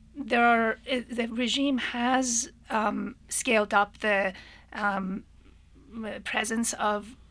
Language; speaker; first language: English; non-native, fluent; Persian